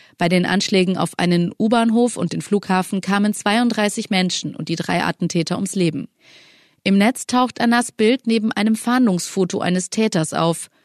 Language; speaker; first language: German; non-native, learner; Arabic